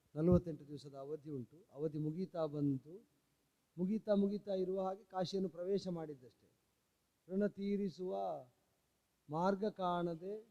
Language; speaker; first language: Kannada; native; Kannada